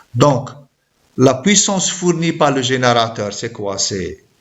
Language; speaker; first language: French; non-native, local second language; Arabic